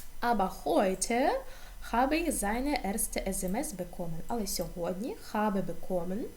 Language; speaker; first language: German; non-native, fluent; Ukrainian